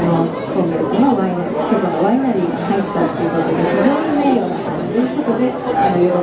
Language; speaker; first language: Japanese; native; Japanese